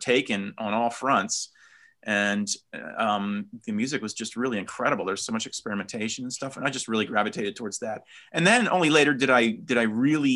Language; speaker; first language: English; native; English